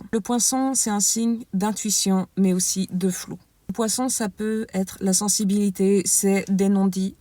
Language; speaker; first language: French; native; French